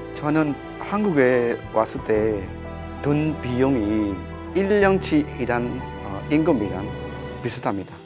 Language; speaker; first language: Korean; non-native, fluent; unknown